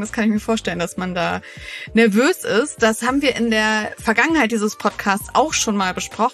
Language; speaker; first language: German; native; German